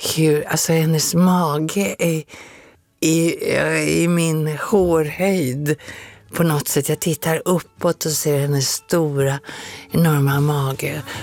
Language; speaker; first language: Swedish; native; Swedish